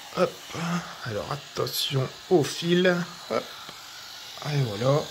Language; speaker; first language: French; native; French